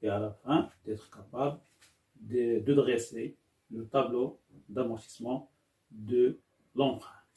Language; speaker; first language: French; non-native, local second language; Arabic